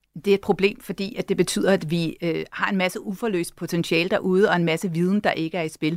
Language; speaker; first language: Danish; native; Danish